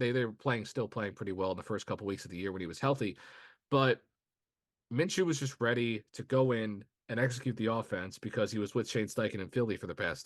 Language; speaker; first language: English; native; English